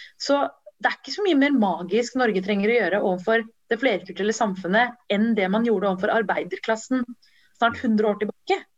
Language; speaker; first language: Norwegian; early bilingual, other home language; Tamil